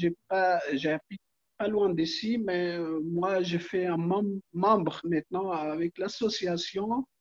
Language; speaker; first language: French; non-native, learner; Arabic